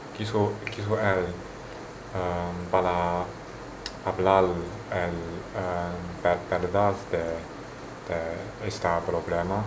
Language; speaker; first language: Spanish; non-native, learner; Chinese